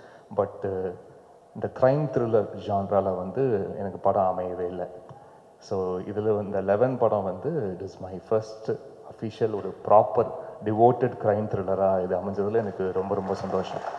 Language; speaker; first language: Tamil; native; Tamil